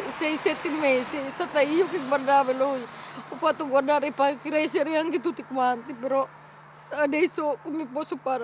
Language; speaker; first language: Italian; non-native, learner; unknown